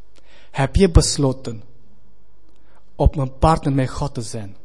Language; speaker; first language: Dutch; non-native, fluent; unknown